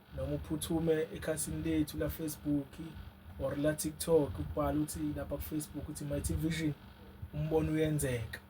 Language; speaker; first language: Zulu; native; Zulu